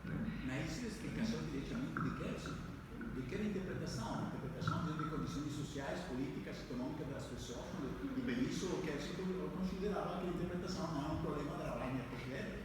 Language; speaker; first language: Portuguese; non-native, fluent; Spanish